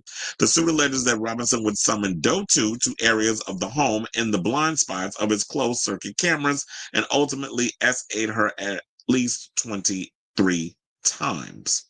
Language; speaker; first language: English; native; English